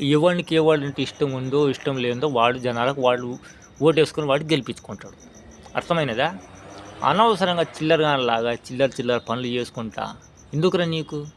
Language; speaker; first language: Telugu; non-native, local second language; Urdu